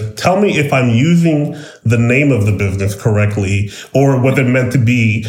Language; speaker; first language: English; native; English